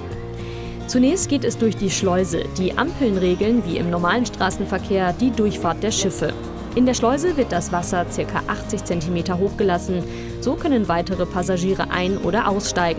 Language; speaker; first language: German; native; German